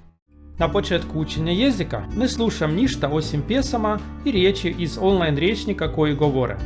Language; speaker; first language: Croatian; non-native, learner; Russian